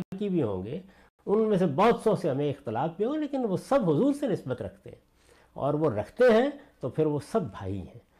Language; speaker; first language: Urdu; non-native, local second language; Punjabi